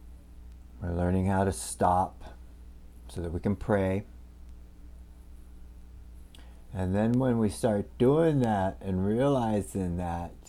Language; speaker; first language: English; native; English